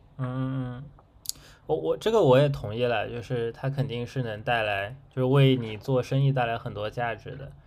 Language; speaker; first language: Chinese; native; Chinese